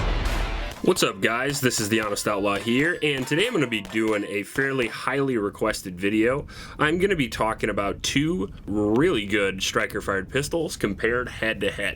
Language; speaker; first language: English; native; English